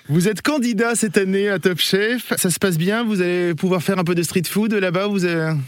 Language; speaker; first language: French; native; French